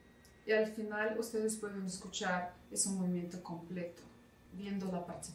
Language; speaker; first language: Spanish; non-native, fluent; Russian